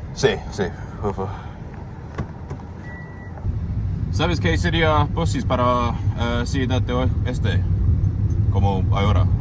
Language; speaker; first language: Spanish; non-native, learner; English